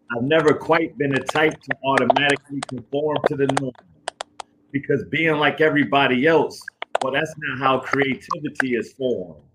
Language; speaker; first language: English; native; English